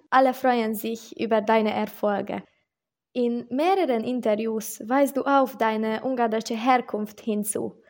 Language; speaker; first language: German; non-native, local second language; Hungarian